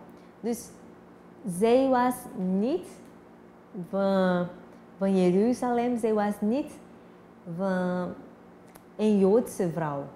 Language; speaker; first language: Dutch; non-native, fluent; Portuguese